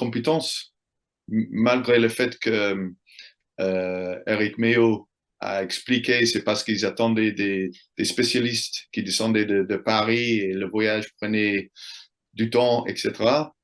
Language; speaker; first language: French; non-native, fluent; English